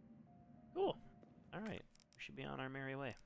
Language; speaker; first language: English; native; English